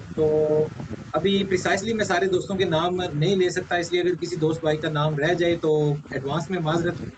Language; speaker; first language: Urdu; non-native, local second language; Punjabi